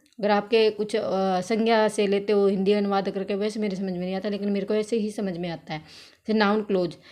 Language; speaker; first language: Hindi; native; Hindi